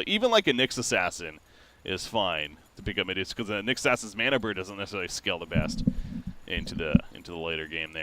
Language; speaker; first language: English; native; English